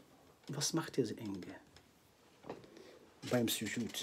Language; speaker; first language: German; non-native, fluent; Arabic